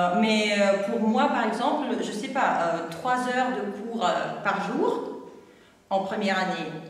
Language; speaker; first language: French; non-native, fluent; Russian